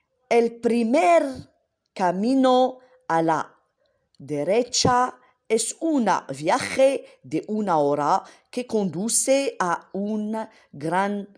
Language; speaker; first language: Spanish; non-native, learner; Arabic